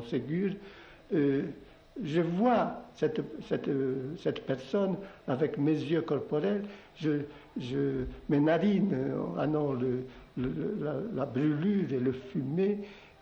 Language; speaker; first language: French; non-native, local second language; Occitan